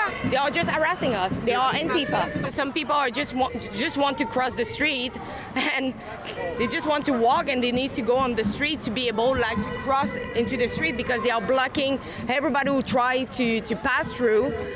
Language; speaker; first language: English; non-native, fluent; French